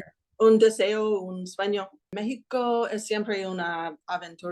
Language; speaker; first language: Spanish; non-native, learner; English